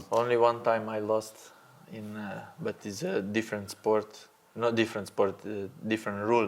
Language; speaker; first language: English; non-native, learner; Slovenian